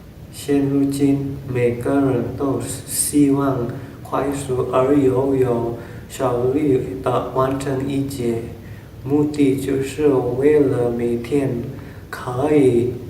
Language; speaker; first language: Chinese; non-native, learner; Indonesian